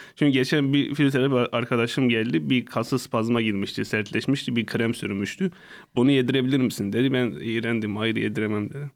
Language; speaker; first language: Turkish; non-native, local second language; Kurdish